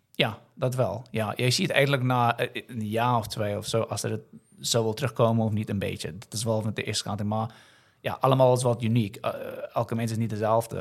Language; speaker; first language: Dutch; non-native, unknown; English